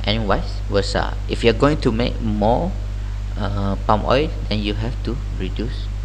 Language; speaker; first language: English; non-native, local second language; Malay